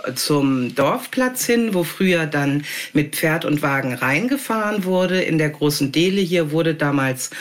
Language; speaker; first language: German; native; German